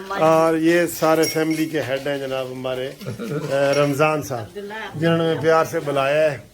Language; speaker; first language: Urdu; non-native, local second language; Punjabi